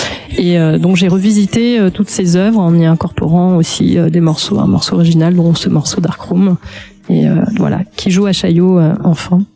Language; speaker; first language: French; native; French